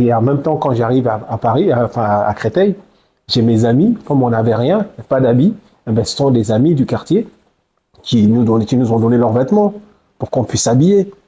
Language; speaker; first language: French; early bilingual, other home language; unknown